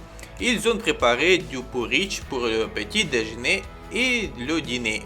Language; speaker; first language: French; non-native, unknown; Ukrainian